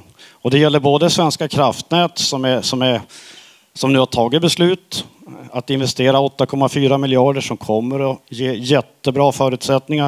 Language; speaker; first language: Swedish; native; Swedish